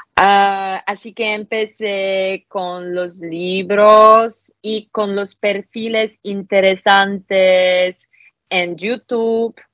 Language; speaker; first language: Spanish; non-native, fluent; Polish